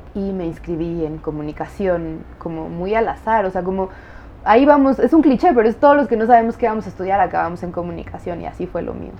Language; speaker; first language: Spanish; native; Spanish